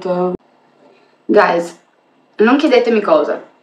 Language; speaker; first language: Italian; early bilingual, other home language; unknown